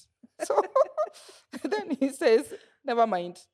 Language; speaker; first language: English; non-native, local second language; Kikuyu